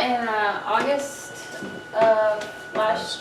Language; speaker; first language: English; native; English